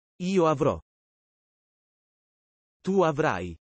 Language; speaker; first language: Italian; non-native, fluent; Russian